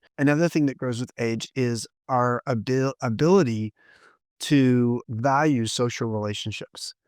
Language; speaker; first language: English; native; English